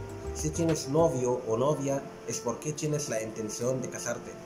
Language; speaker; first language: Spanish; non-native, fluent; Arabic